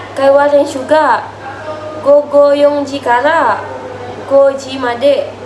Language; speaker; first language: Japanese; non-native, learner; Indonesian